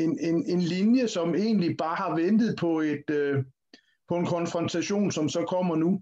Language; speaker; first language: Danish; native; Danish